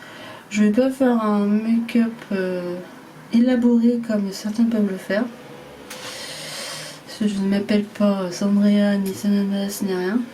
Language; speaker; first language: French; native; French